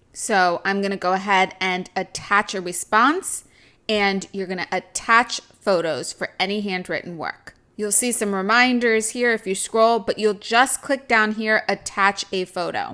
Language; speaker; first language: English; native; English